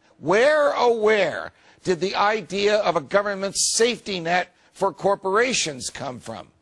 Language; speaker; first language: English; native; English